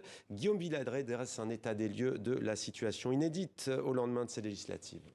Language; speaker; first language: French; native; French